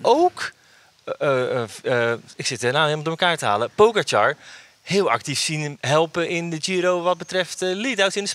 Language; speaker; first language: Dutch; native; Dutch